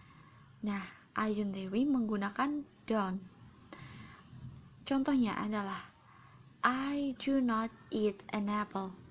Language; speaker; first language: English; non-native, fluent; Indonesian